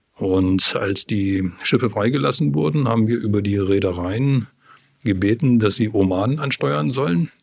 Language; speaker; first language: German; native; German